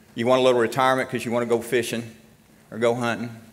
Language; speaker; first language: English; native; English